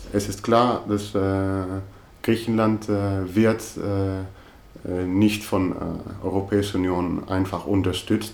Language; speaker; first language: German; non-native, fluent; Greek